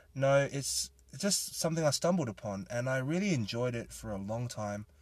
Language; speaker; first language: English; native; English